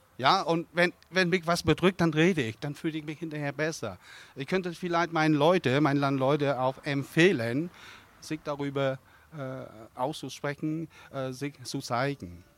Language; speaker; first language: German; non-native, fluent; Vietnamese